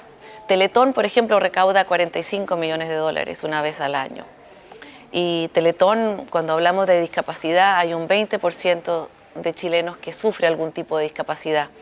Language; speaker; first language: Spanish; native; Spanish